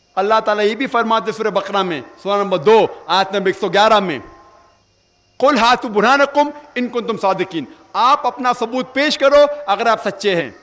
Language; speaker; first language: Urdu; non-native, local second language; Konkani